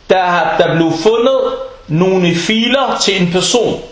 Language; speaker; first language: Danish; non-native, local second language; Arabic